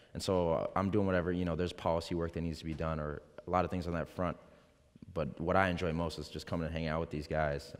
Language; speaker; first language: English; native; English